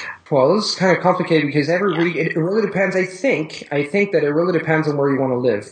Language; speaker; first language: English; non-native, fluent; Italian